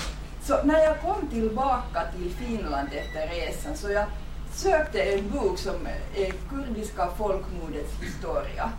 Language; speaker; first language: Swedish; non-native, fluent; Finnish